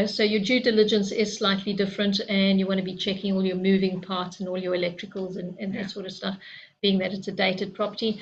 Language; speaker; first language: English; native; English